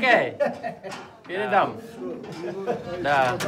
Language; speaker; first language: Russian; non-native, fluent; Dutch